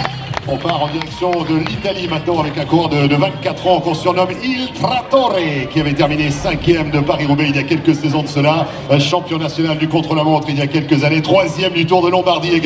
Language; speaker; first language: French; native; French